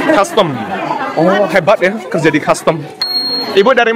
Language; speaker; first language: Indonesian; native; Indonesian